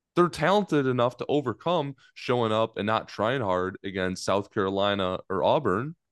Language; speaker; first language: English; native; English